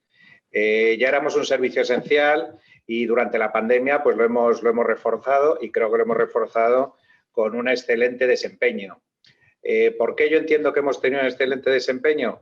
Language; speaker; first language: Spanish; native; Spanish